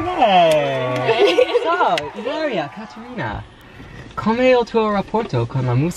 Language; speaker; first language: Italian; non-native, learner; English